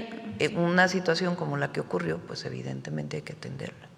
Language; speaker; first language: Spanish; native; Spanish